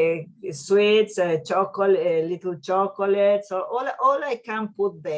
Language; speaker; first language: English; non-native, learner; Spanish